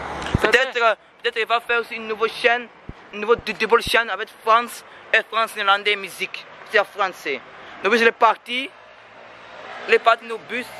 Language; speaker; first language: French; non-native, local second language; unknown